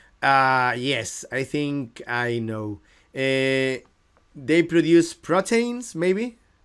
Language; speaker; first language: English; non-native, fluent; Galician